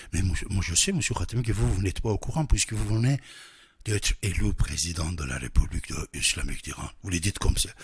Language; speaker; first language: French; non-native, fluent; Persian